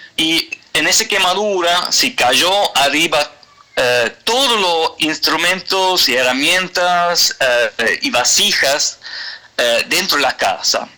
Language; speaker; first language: Spanish; non-native, fluent; Swedish